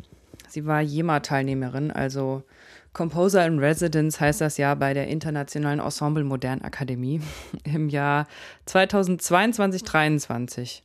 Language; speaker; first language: German; native; German